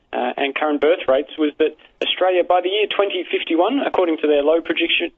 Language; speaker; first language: English; native; English